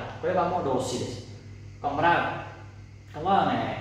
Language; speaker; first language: Japanese; non-native, fluent; Lao